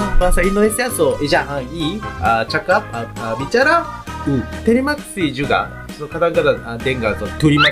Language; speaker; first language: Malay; non-native, learner; Japanese